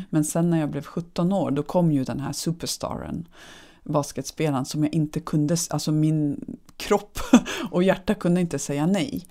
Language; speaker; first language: Swedish; early bilingual, other home language; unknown